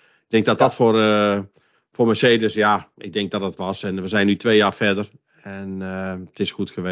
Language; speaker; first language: Dutch; native; Dutch